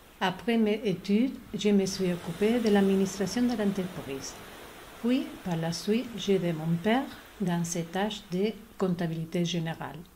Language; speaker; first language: French; non-native, fluent; Spanish